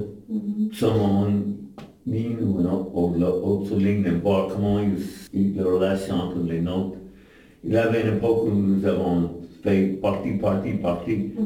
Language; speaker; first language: French; non-native, learner; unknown